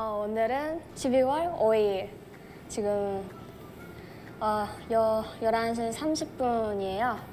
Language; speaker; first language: Korean; non-native, fluent; Japanese